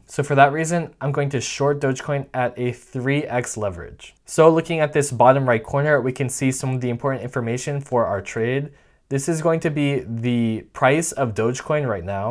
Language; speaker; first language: English; native; English